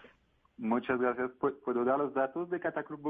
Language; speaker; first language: Spanish; non-native, fluent; French